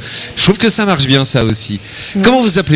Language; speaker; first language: French; native; French